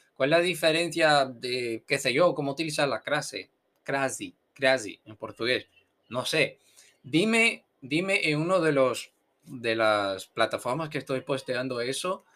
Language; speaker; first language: Spanish; non-native, fluent; Portuguese